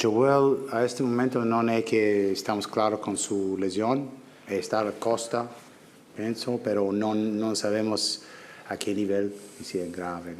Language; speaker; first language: Spanish; non-native, learner; English